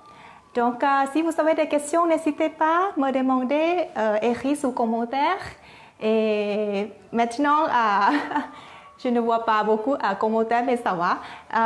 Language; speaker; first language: French; non-native, learner; Thai